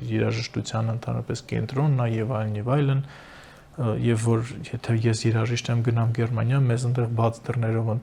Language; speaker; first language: Armenian; native; Armenian